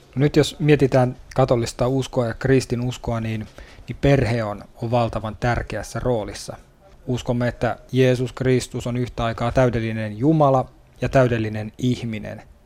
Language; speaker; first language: Finnish; native; Finnish